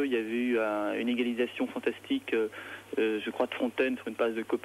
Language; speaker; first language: French; native; French